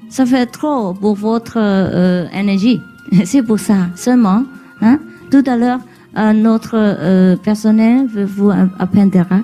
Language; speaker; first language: French; non-native, learner; Vietnamese